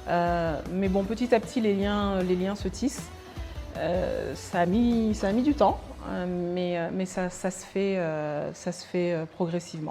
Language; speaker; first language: French; early bilingual, other home language; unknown